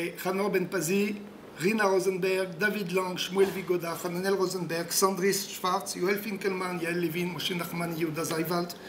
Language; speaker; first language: Hebrew; non-native, fluent; French